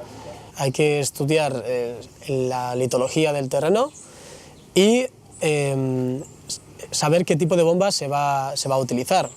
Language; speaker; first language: Spanish; native; Spanish